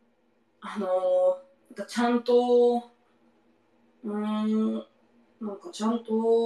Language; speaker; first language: Japanese; non-native, learner; English